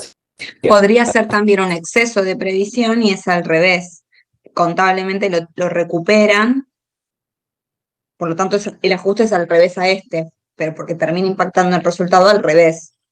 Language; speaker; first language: Spanish; native; Spanish